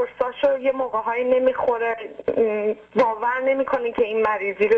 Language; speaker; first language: Persian; native; Persian